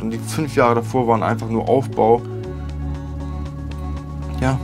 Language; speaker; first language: German; native; German